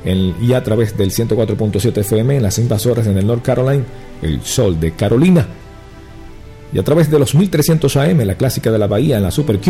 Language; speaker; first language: Spanish; native; Spanish